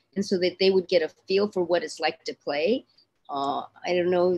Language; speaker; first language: English; native; English